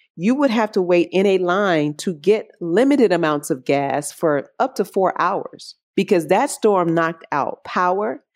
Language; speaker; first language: English; native; English